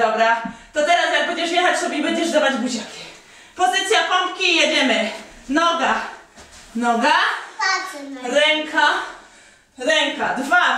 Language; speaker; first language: Polish; native; Polish